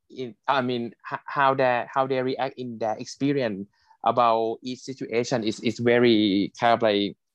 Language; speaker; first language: English; non-native, fluent; Thai